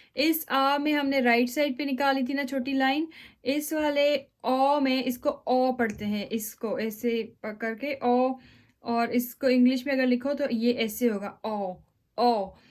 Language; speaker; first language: Urdu; native; Urdu